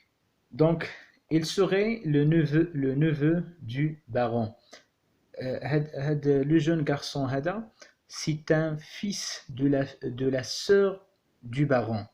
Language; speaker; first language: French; non-native, local second language; Arabic